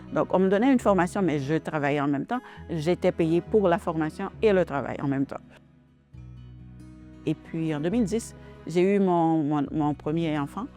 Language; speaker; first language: French; non-native, local second language; Haitian Creole